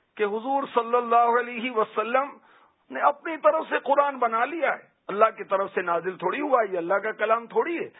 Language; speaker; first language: Urdu; native; Urdu